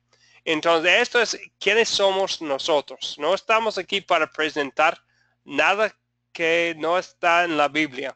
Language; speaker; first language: Spanish; non-native, fluent; English